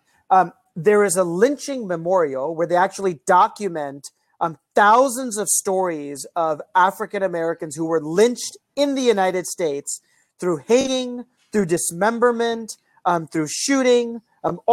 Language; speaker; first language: English; native; English